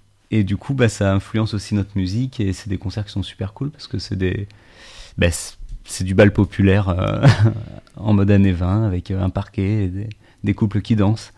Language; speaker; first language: French; native; French